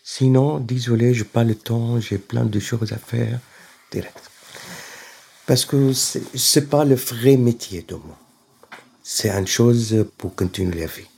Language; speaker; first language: French; non-native, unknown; Arabic